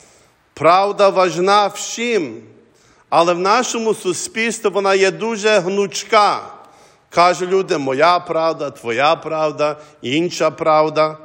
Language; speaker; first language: Ukrainian; early bilingual, heritage; Ukrainian